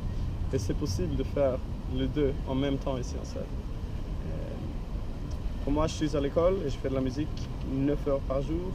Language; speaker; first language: French; non-native, learner; Swedish